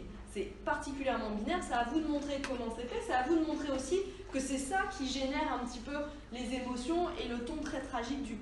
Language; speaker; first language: French; native; French